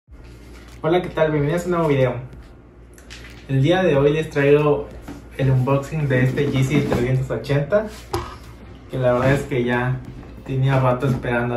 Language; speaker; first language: Spanish; native; Spanish